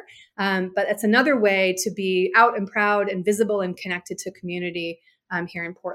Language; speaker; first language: English; native; English